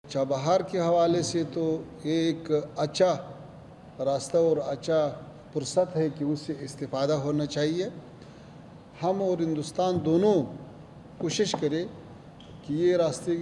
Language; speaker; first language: Hindi; non-native, fluent; Pashto